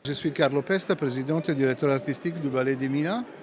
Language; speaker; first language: French; non-native, fluent; Italian